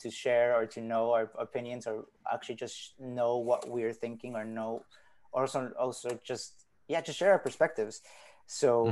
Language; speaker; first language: English; non-native, fluent; Spanish